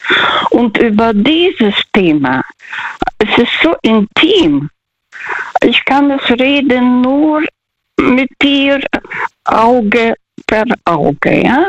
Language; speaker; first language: German; non-native, fluent; Russian